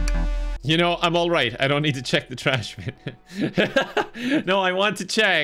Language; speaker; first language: English; native; English